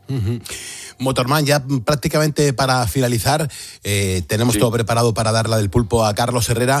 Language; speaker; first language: Spanish; native; Spanish